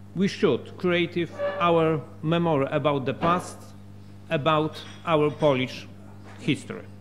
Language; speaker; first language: English; non-native, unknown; Polish